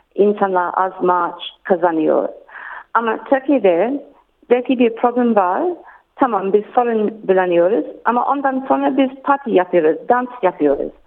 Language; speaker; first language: Turkish; non-native, learner; English